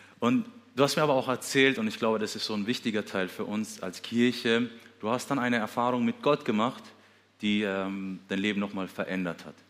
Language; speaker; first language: German; early bilingual, other home language; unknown